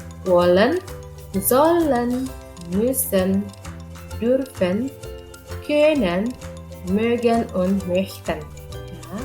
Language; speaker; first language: German; non-native, fluent; Indonesian